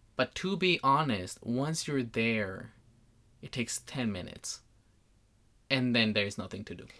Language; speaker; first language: English; non-native, fluent; Spanish